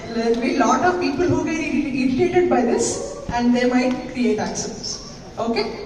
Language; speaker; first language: English; non-native, local second language; Telugu